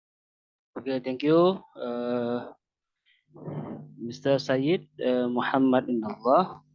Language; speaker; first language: English; non-native, learner; Indonesian